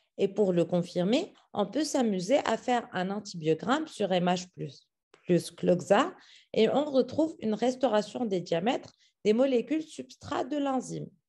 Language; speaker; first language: French; non-native, local second language; Arabic